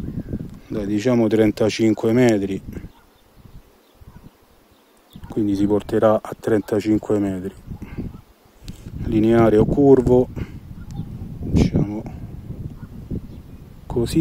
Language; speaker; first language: Italian; native; Italian